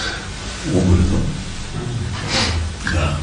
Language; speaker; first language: French; non-native, learner; Japanese